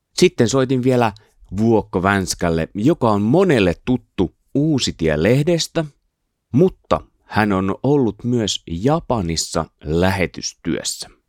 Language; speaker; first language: Finnish; native; Finnish